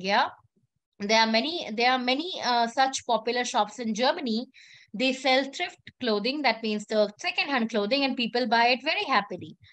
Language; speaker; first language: English; non-native, local second language; Hindi